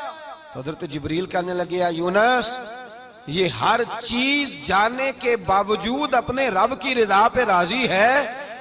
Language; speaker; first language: Hindi; non-native, local second language; Punjabi